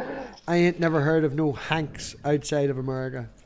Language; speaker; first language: English; native; English